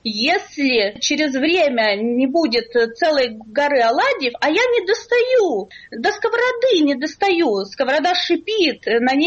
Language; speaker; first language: Russian; native; Russian